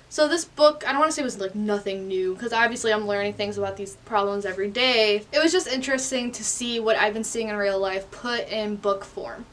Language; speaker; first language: English; native; English